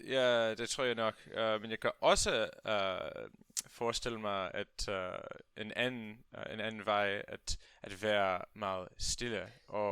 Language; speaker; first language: Danish; non-native, learner; English